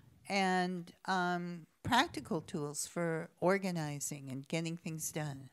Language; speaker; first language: English; native; English